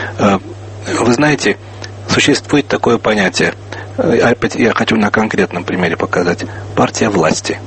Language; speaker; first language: Russian; non-native, local second language; Armenian